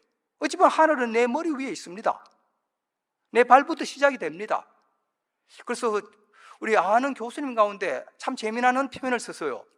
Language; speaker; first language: Korean; native; Korean